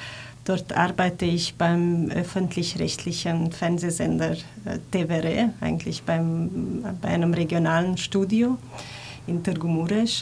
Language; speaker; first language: German; non-native, fluent; Hungarian